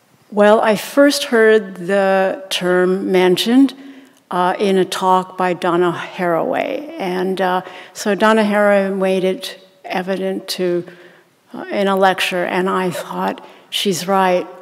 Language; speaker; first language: English; native; English